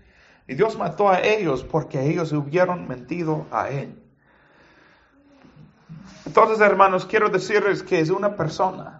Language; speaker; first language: Spanish; non-native, fluent; English